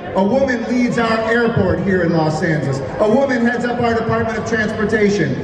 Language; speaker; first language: English; native; English